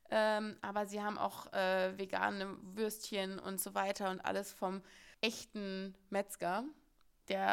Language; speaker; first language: German; native; German